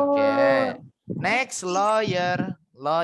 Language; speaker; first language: English; non-native, local second language; Indonesian